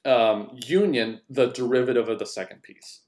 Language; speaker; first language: English; native; English